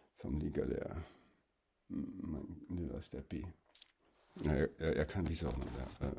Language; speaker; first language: Swedish; non-native, fluent; German